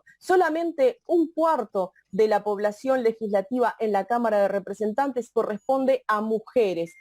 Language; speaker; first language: Spanish; native; Spanish